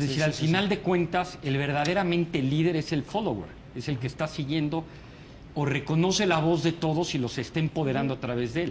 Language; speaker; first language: Spanish; native; Spanish